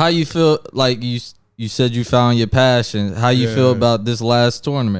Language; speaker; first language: English; native; English